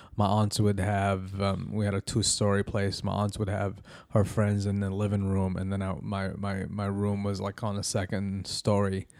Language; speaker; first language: English; early bilingual, other home language; Arabic